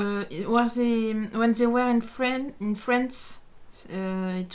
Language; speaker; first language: English; non-native, learner; French